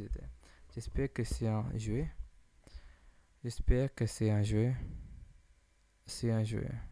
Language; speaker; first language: French; non-native, learner; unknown